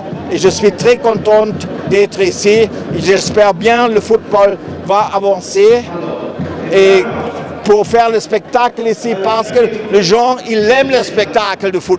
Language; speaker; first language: French; non-native, fluent; German